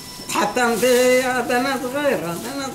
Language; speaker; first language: Hebrew; non-native, learner; Arabic